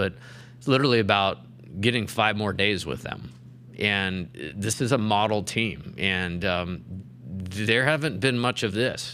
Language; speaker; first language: English; native; English